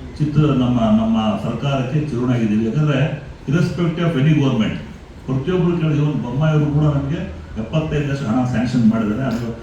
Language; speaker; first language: Kannada; non-native, local second language; Marathi